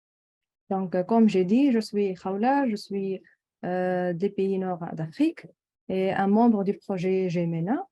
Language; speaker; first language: French; non-native, local second language; Arabic